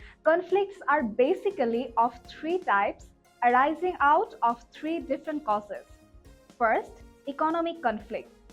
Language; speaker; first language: English; non-native, local second language; Bangla